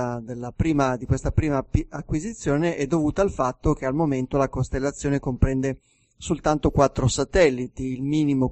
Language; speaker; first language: Italian; native; Italian